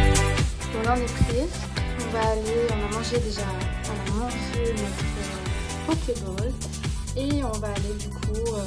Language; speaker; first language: French; native; French